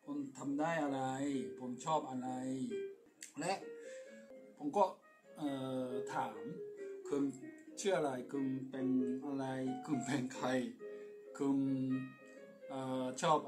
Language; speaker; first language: Thai; non-native, fluent; Japanese